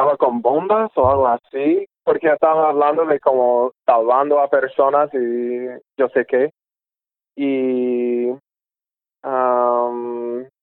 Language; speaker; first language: Spanish; non-native, fluent; English